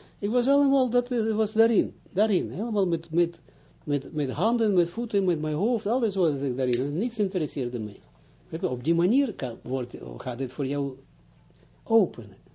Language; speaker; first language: Dutch; non-native, fluent; Hebrew